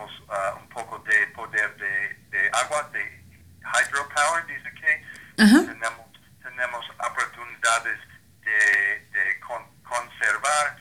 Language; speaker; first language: Spanish; non-native, learner; English